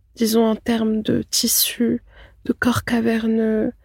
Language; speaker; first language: French; non-native, local second language; Arabic